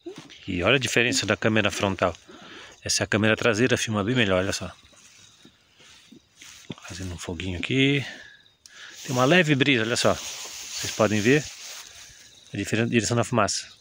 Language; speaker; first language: Portuguese; native; Portuguese